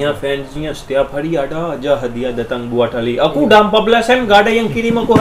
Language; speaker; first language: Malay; non-native, fluent; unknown